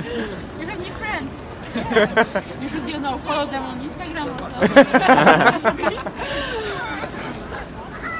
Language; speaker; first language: English; non-native, fluent; Spanish